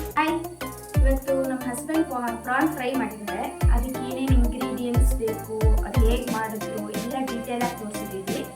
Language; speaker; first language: Kannada; native; Kannada